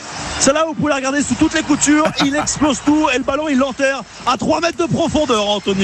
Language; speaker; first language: French; native; French